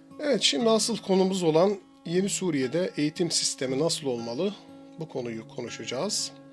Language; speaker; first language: Turkish; native; Turkish